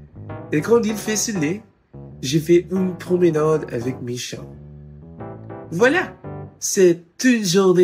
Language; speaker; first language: French; non-native, learner; Filipino